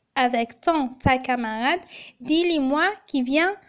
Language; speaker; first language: French; non-native, local second language; Arabic